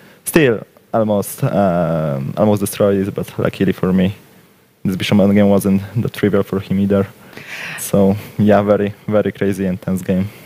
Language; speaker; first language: English; non-native, fluent; Polish